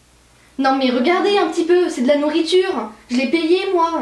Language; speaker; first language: French; native; French